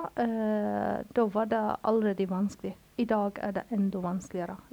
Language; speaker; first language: Norwegian; non-native, fluent; Arabic